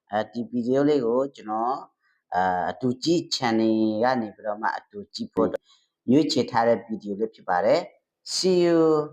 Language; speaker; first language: Burmese; native; Burmese